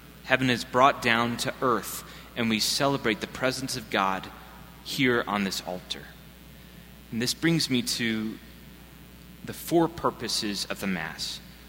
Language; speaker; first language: English; native; English